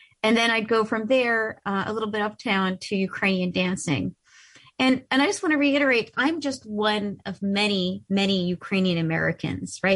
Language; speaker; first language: English; early bilingual, other home language; Ukrainian